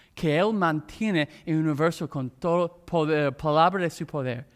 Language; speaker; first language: Spanish; non-native, fluent; English